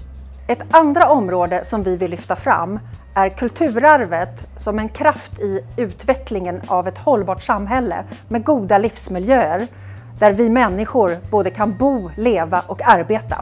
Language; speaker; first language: Swedish; native; Swedish